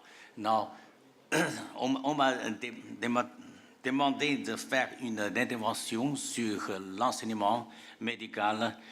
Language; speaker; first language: French; non-native, fluent; Chinese